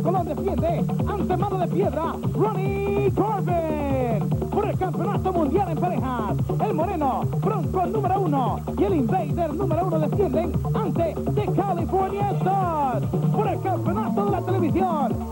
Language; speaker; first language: Spanish; native; Spanish